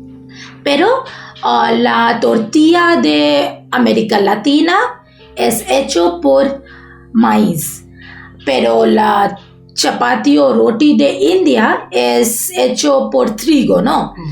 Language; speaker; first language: Spanish; non-native, learner; Bangla